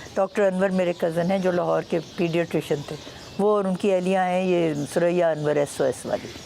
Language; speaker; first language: Urdu; non-native, local second language; Punjabi